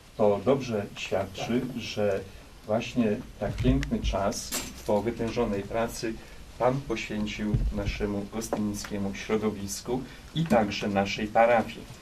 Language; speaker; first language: Polish; native; Polish